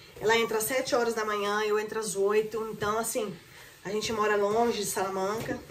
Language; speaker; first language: Portuguese; native; Portuguese